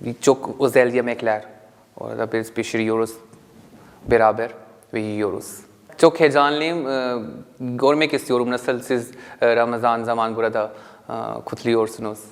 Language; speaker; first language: Turkish; non-native, learner; Urdu